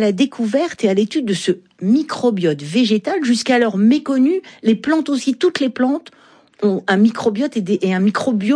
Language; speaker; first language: French; native; French